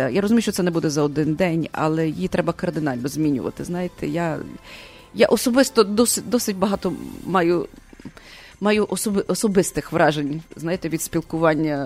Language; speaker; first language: Ukrainian; native; Ukrainian